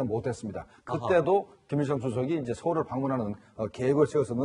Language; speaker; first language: Korean; native; Korean